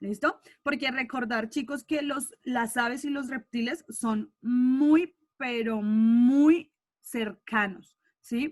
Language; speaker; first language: Spanish; native; Spanish